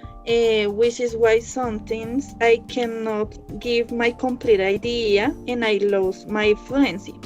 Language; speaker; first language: English; non-native, learner; Spanish